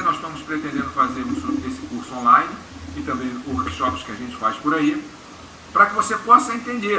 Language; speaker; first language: Portuguese; native; Portuguese